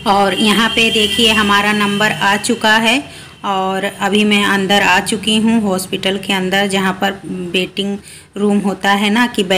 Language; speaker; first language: Hindi; native; Hindi